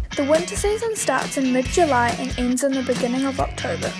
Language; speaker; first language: English; native; English